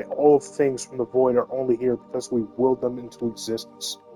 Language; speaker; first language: English; native; English